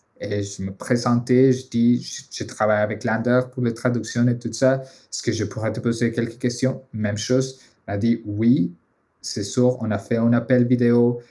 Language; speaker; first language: French; non-native, fluent; Spanish